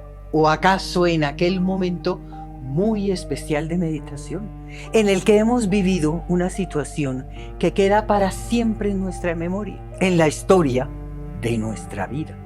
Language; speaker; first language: Spanish; native; Spanish